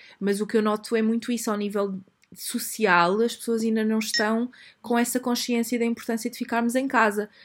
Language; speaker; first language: Portuguese; native; Portuguese